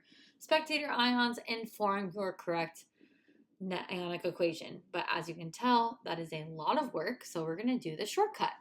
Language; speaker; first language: English; native; English